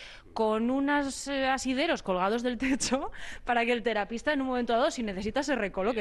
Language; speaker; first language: Spanish; native; Spanish